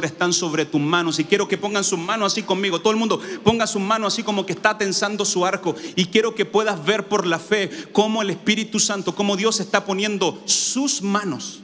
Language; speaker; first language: Spanish; native; Spanish